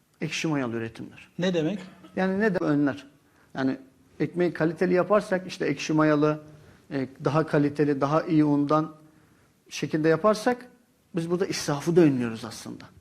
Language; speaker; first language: Turkish; native; Turkish